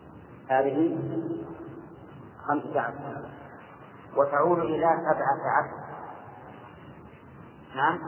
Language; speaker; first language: Arabic; native; Arabic